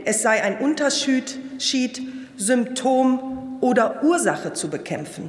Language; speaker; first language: German; early bilingual, other home language; Turkish